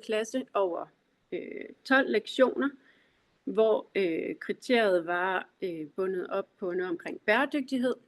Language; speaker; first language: Danish; native; Danish